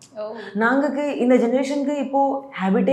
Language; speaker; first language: Tamil; non-native, learner; Hindi